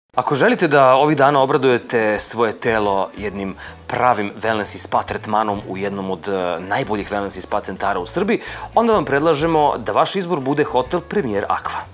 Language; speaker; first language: Serbian; native; Serbian